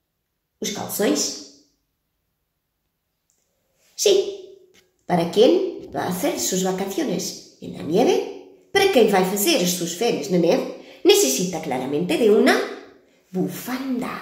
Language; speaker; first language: Spanish; non-native, fluent; Portuguese